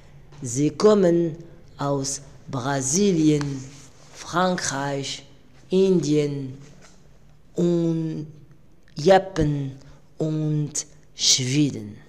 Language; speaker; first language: German; non-native, learner; Arabic